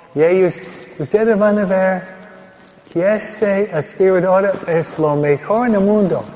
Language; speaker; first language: Spanish; non-native, fluent; English